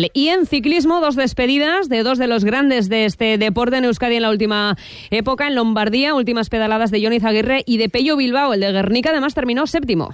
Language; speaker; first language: Spanish; native; Spanish